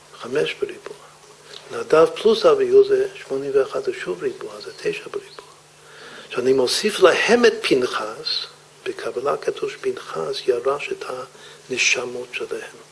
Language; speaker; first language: Hebrew; non-native, fluent; English